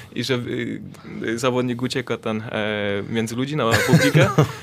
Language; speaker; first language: Polish; native; Polish